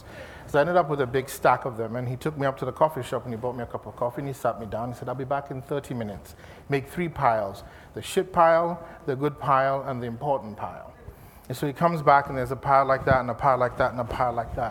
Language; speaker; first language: English; non-native, local second language; Igbo